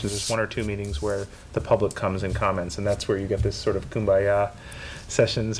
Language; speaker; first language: English; native; English